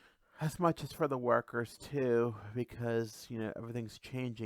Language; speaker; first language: English; native; English